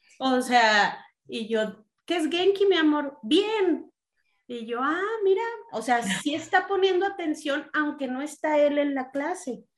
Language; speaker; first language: Spanish; native; Spanish